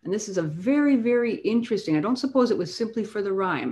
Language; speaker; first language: English; native; English